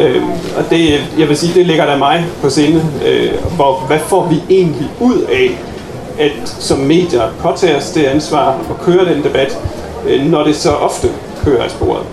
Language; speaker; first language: Danish; native; Danish